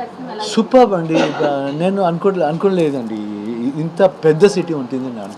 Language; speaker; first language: Telugu; non-native, learner; Kannada